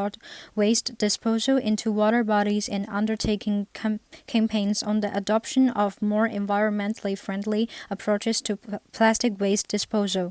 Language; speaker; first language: English; non-native, fluent; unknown